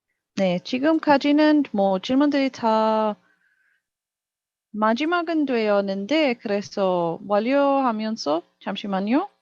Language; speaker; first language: Korean; non-native, learner; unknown